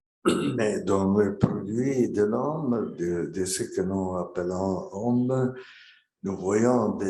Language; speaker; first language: French; non-native, fluent; Italian